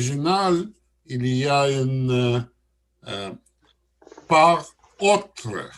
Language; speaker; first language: French; non-native, learner; Russian